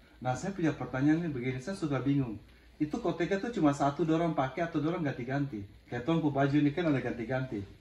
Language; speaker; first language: Indonesian; native; Indonesian